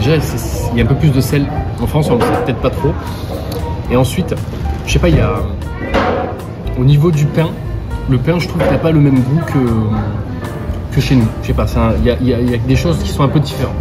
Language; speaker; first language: French; native; French